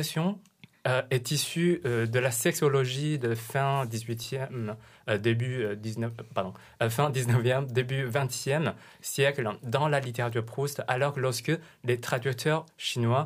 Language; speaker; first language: French; non-native, fluent; Chinese